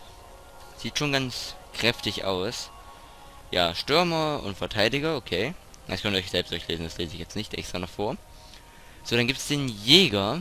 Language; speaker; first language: German; native; German